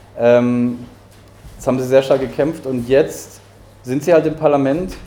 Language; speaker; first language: German; early bilingual, heritage; Spanish